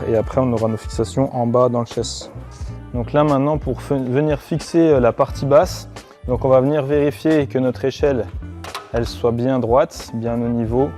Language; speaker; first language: French; native; French